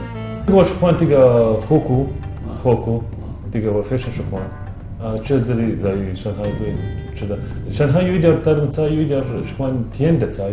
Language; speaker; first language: Chinese; non-native, learner; Arabic